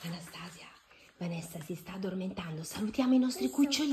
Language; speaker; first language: Italian; native; Italian